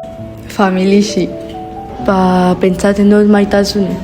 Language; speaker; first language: Basque; early bilingual, other home language; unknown